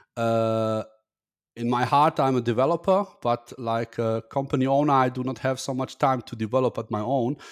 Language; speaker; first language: English; non-native, fluent; German